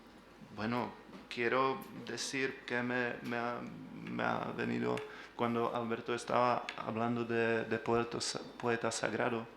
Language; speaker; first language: Spanish; non-native, learner; Czech